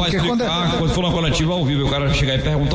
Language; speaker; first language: Portuguese; native; Portuguese